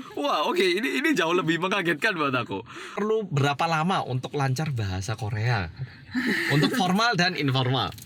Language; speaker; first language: Indonesian; non-native, fluent; Korean